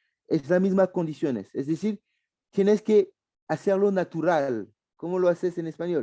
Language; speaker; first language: Spanish; non-native, fluent; French